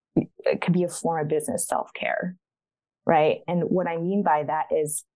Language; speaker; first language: English; early bilingual, other home language; Chinese